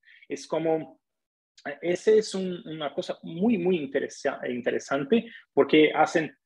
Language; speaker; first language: Spanish; non-native, fluent; Portuguese